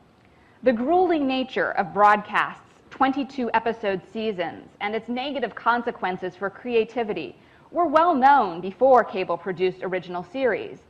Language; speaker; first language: English; native; English